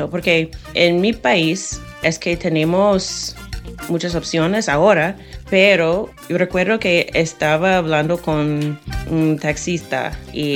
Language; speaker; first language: Spanish; non-native, fluent; English